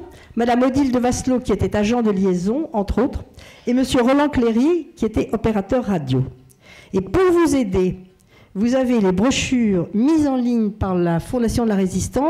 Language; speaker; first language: French; native; French